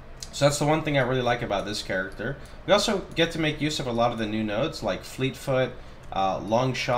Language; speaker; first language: English; native; English